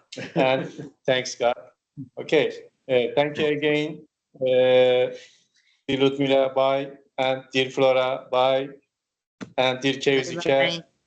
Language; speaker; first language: English; non-native, learner; Turkish